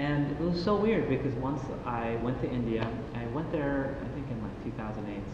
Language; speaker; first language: English; native; English